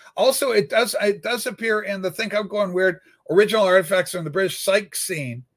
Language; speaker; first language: English; native; English